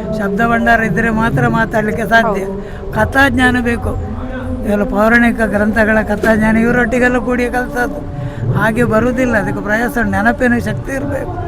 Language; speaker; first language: Kannada; native; Kannada